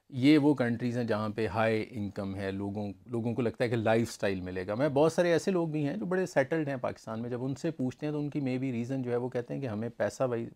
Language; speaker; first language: Urdu; native; Urdu